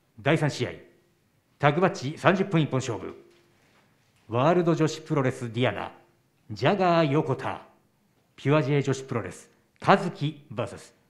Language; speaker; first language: Japanese; native; Japanese